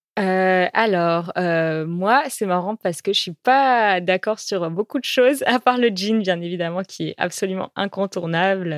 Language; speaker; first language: French; native; French